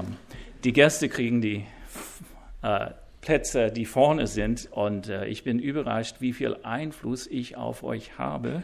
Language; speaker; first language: German; non-native, fluent; English